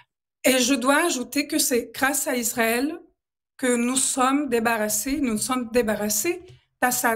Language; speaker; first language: French; non-native, local second language; Arabic